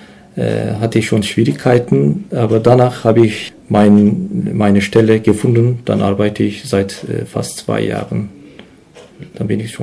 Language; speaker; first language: German; non-native, learner; Turkish